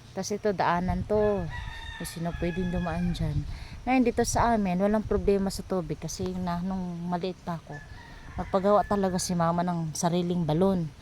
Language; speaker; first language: Filipino; non-native, local second language; Cebuano